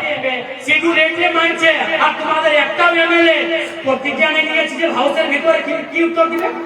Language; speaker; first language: Bangla; non-native, local second language; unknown